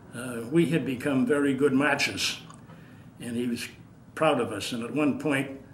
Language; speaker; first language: English; native; English